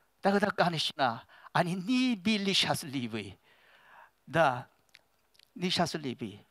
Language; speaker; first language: Russian; non-native, learner; Korean